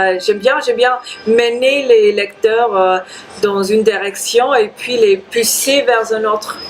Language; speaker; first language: French; non-native, fluent; English